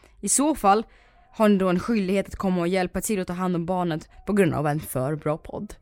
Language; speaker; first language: Swedish; native; Swedish